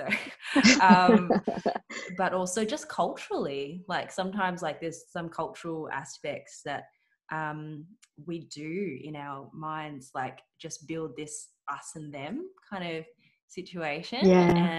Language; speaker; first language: English; non-native, local second language; Cantonese